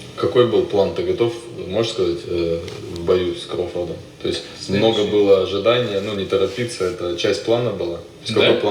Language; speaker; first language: Russian; non-native, local second language; Uzbek